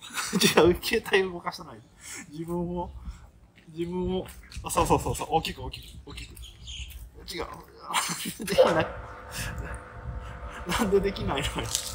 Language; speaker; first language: Japanese; non-native, fluent; Thai